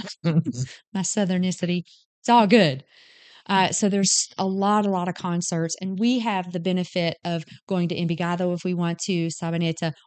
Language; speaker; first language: English; native; English